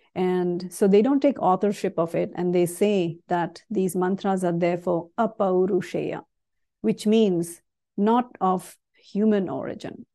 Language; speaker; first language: English; non-native, local second language; Kannada